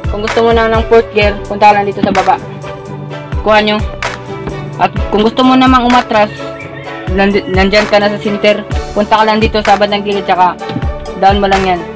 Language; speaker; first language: Filipino; non-native, local second language; Cebuano